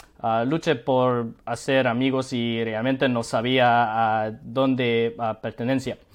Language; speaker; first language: Spanish; non-native, learner; Korean